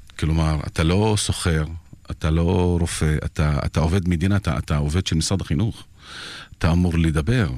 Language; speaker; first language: Hebrew; non-native, local second language; Arabic